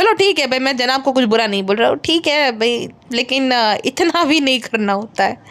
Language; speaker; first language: Hindi; native; Hindi